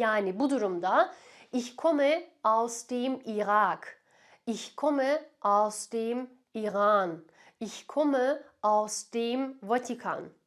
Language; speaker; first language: German; non-native, fluent; Turkish